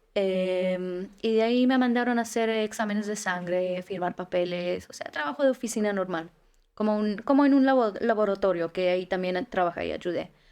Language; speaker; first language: Spanish; early bilingual, heritage; Spanish